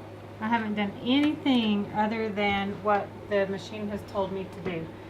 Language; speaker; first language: English; native; English